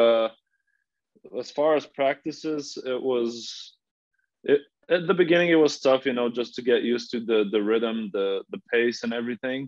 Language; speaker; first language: English; non-native, fluent; Slovenian